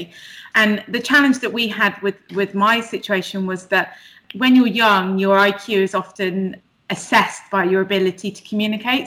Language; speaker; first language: English; native; English